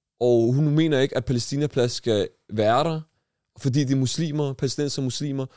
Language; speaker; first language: Danish; early bilingual, other home language; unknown